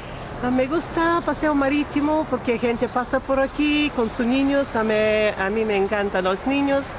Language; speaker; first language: Spanish; non-native, learner; Bulgarian